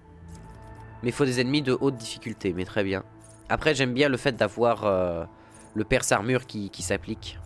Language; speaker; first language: French; native; French